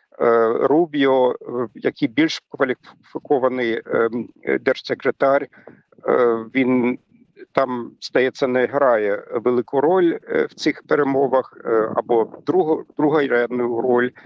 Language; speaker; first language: Ukrainian; non-native, fluent; German